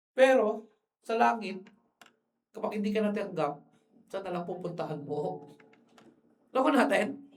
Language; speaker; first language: Filipino; non-native, local second language; Iloko